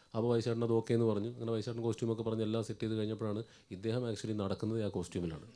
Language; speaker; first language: Malayalam; native; Malayalam